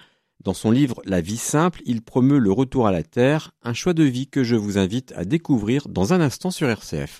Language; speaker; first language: French; native; French